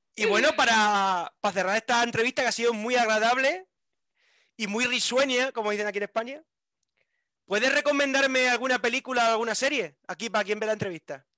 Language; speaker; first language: Spanish; native; Spanish